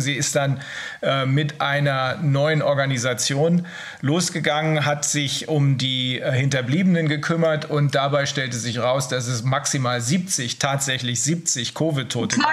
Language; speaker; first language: German; native; German